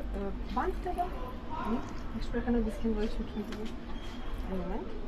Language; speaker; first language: German; non-native, learner; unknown